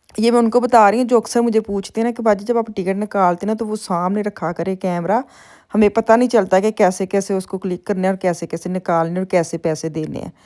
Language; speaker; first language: Urdu; non-native, local second language; Punjabi